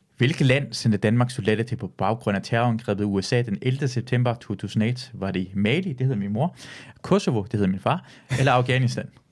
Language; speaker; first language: Danish; early bilingual, other home language; Persian